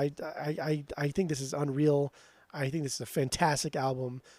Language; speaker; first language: English; native; English